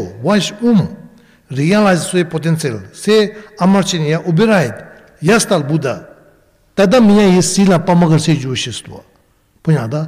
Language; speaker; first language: Russian; non-native, learner; Tibetan